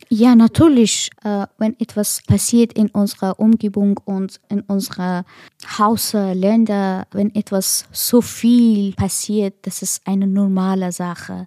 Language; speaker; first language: German; non-native, learner; Persian